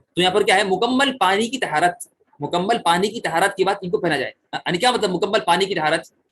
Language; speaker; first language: Urdu; native; Urdu